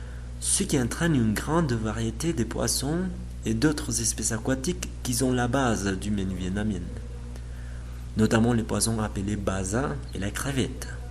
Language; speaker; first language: French; non-native, learner; Spanish